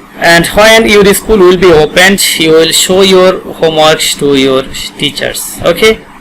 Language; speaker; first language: English; non-native, local second language; Bangla